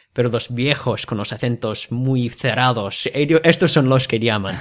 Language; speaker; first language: Spanish; non-native, fluent; English